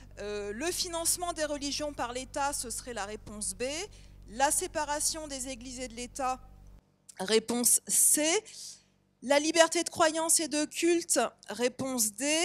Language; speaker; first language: French; native; French